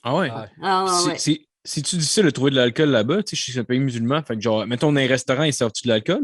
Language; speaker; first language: French; native; French